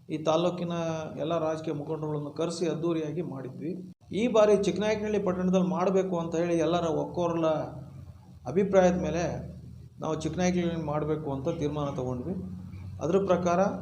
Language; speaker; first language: Kannada; non-native, local second language; Lambadi